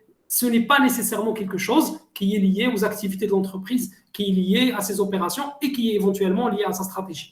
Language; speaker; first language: French; non-native, local second language; Arabic